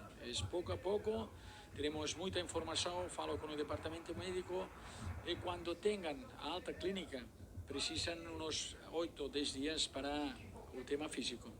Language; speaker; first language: Portuguese; non-native, learner; Spanish